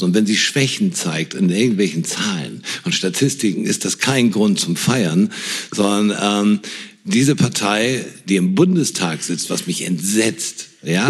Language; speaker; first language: German; native; German